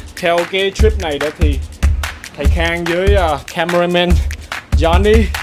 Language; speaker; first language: Vietnamese; native; Vietnamese